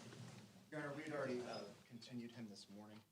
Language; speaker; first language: English; native; English